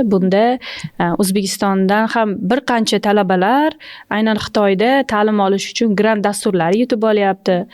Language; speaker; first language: Uzbek; native; Uzbek